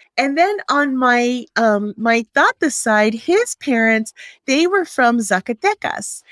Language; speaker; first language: English; native; English